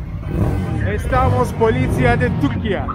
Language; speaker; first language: Spanish; non-native, learner; Turkish